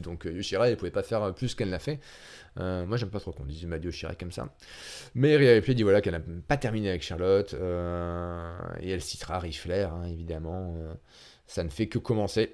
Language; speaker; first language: French; native; French